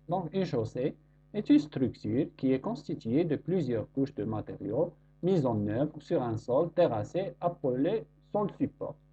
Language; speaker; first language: French; non-native, local second language; Arabic